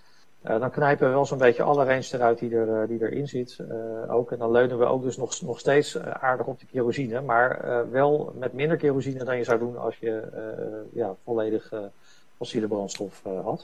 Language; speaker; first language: Dutch; native; Dutch